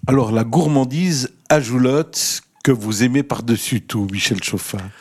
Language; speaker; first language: French; native; French